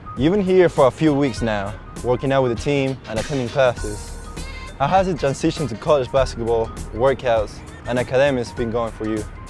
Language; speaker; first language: English; non-native, fluent; Spanish